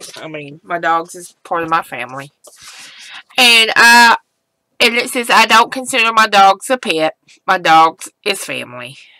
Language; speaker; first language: English; native; English